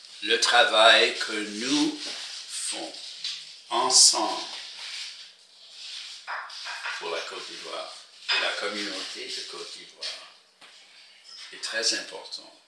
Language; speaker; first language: French; non-native, fluent; English